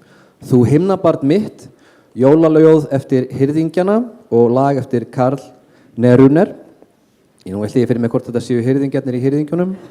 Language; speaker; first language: Icelandic; native; Icelandic